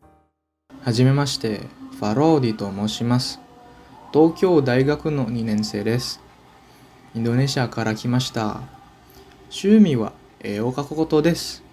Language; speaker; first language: Japanese; non-native, fluent; Indonesian